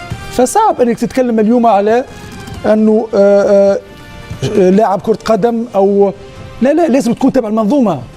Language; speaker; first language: Arabic; native; Arabic